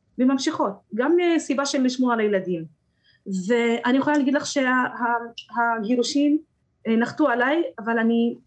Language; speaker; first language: Hebrew; non-native, local second language; Arabic